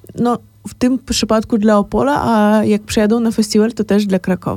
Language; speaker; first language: Polish; non-native, fluent; Ukrainian